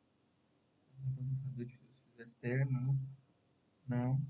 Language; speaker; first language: Portuguese; native; Portuguese